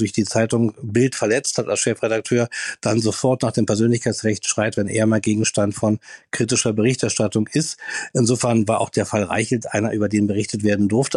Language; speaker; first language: German; native; German